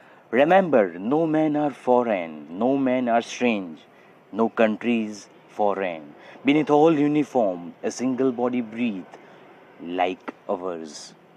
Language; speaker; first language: English; non-native, local second language; Gujarati